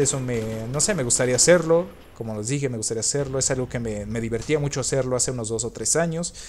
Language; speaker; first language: Spanish; native; Spanish